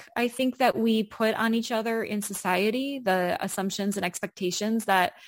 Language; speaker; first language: English; native; English